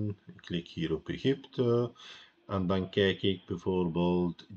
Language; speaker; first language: Dutch; non-native, fluent; Arabic